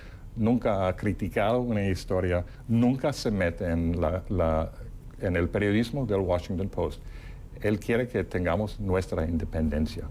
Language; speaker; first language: Spanish; non-native, fluent; English